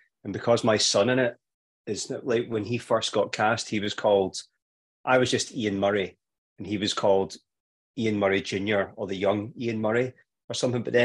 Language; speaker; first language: English; native; English